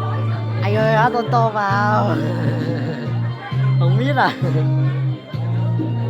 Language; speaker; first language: Vietnamese; non-native, local second language; Hmong